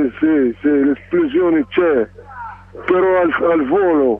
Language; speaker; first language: Italian; non-native, learner; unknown